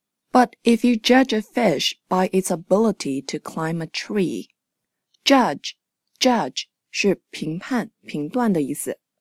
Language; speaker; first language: English; non-native, fluent; Chinese